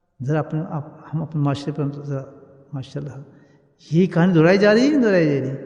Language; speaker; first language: Urdu; early bilingual, heritage; Urdu